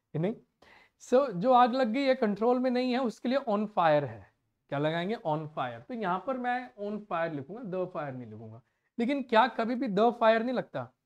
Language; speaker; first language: Hindi; non-native, local second language; Punjabi